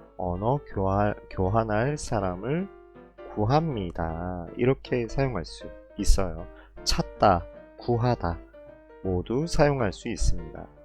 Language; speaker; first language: Korean; native; Korean